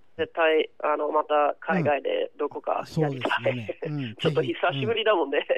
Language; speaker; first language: Japanese; non-native, fluent; English